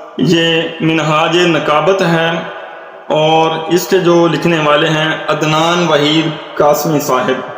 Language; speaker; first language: Urdu; non-native, local second language; Punjabi